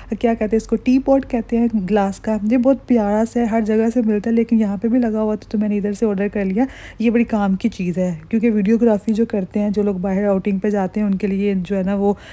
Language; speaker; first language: Urdu; native; Urdu